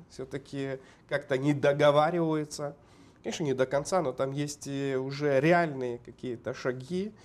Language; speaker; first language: Russian; non-native, local second language; Romanian